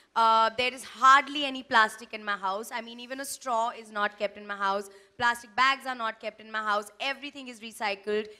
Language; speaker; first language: English; non-native, local second language; Hindi